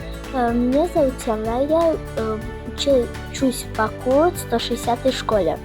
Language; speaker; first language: Russian; non-native, local second language; Azerbaijani